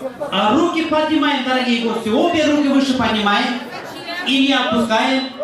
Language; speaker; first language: Russian; non-native, local second language; Kyrgyz